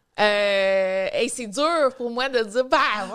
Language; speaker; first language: French; native; French